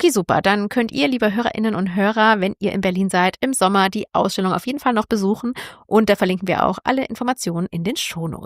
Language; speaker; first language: German; native; German